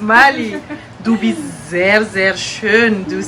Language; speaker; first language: German; non-native, learner; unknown